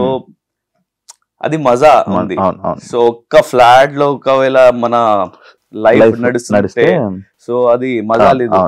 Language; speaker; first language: Telugu; non-native, learner; Hindi